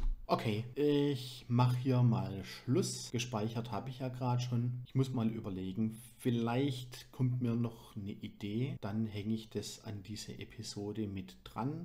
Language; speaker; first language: German; native; German